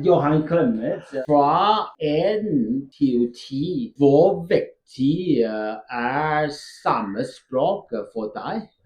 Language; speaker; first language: Norwegian; non-native, learner; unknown